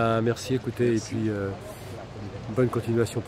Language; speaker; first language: French; native; French